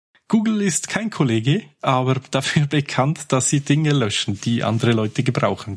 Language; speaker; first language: German; native; German